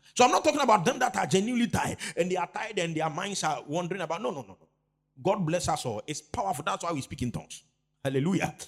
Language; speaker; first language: English; non-native, local second language; Akan